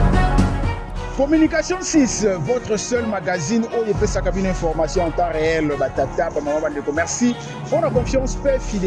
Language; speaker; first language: French; non-native, local second language; Lingala